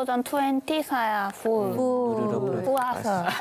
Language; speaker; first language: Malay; non-native, learner; Korean